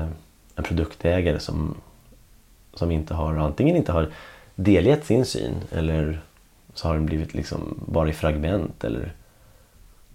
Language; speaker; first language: Swedish; native; Swedish